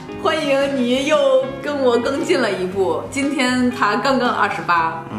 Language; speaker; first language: Chinese; native; Chinese